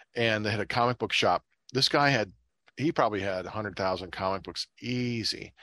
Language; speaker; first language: English; native; English